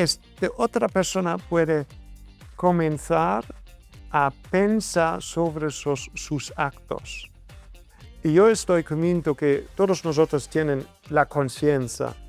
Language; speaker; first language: Spanish; non-native, fluent; German